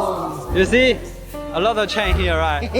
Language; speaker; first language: English; non-native, learner; Chinese